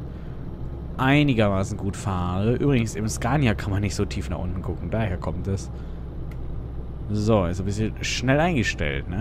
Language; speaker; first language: German; native; German